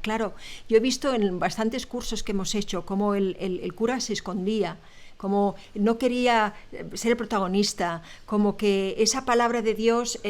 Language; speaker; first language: Spanish; native; Spanish